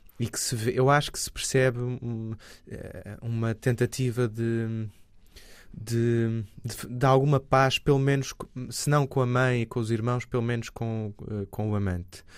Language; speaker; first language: Portuguese; native; Portuguese